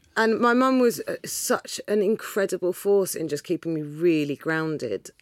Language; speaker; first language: English; native; English